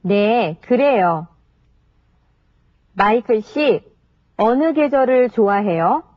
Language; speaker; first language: Korean; non-native, learner; Vietnamese